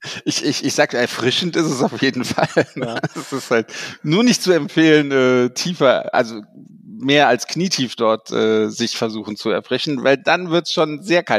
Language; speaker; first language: German; native; German